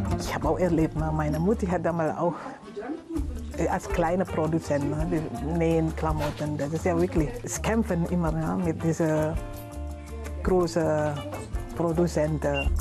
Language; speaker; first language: German; non-native, learner; Indonesian